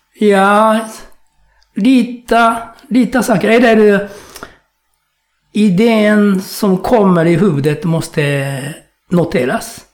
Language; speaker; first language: Swedish; non-native, fluent; Japanese